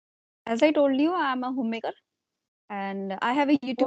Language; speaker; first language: English; non-native, local second language; Hindi